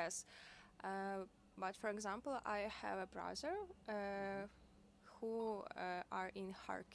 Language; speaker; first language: English; non-native, fluent; Ukrainian